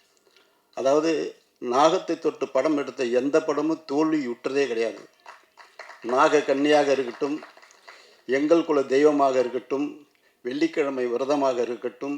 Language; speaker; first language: Tamil; native; Tamil